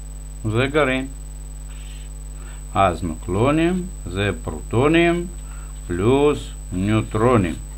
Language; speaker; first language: Hebrew; non-native, fluent; Russian